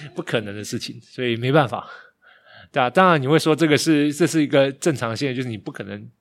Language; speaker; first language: Chinese; native; Chinese